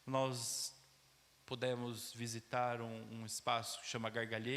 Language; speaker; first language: Portuguese; native; Portuguese